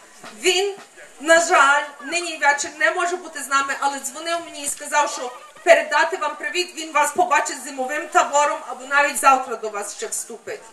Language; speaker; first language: Ukrainian; early bilingual, heritage; Ukrainian